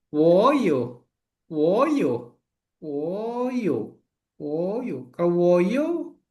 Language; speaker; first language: Chinese; non-native, learner; Indonesian